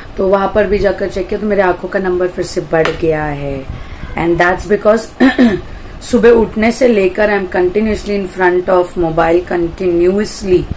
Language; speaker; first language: Hindi; native; Hindi